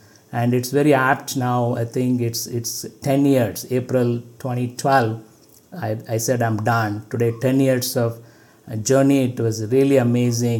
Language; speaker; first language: English; non-native, local second language; Tamil